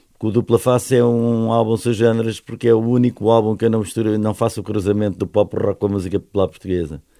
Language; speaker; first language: Portuguese; native; Portuguese